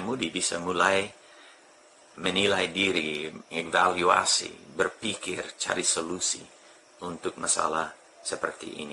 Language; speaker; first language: Indonesian; non-native, fluent; English